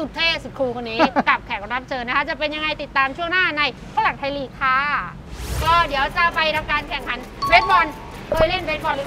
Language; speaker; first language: Thai; native; Thai